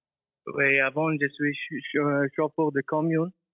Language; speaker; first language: French; non-native, learner; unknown